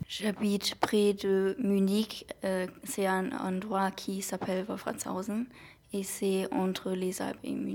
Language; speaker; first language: French; non-native, learner; German